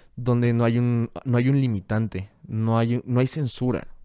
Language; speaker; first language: Spanish; native; Spanish